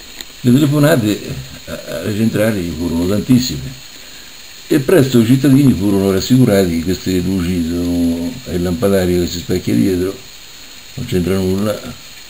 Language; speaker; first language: Italian; native; Italian